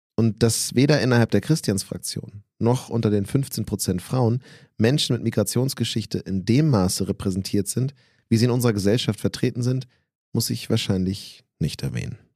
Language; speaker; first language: German; native; German